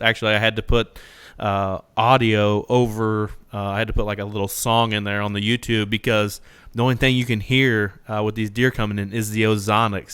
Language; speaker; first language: English; native; English